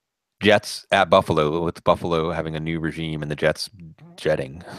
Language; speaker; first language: English; native; English